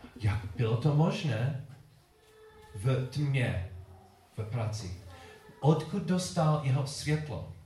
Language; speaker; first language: Czech; non-native, learner; English